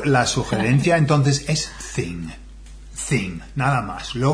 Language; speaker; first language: Spanish; non-native, fluent; English